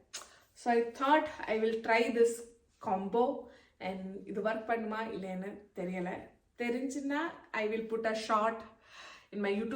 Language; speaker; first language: Tamil; non-native, local second language; Malayalam